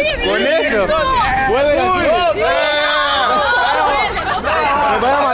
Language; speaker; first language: Portuguese; non-native, learner; Greek